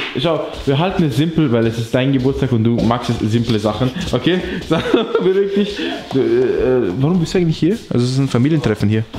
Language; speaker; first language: German; early bilingual, other home language; Persian